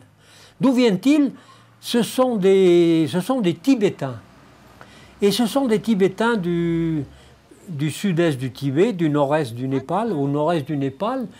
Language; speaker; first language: French; native; French